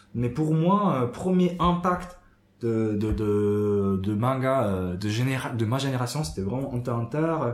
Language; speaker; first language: French; non-native, fluent; Japanese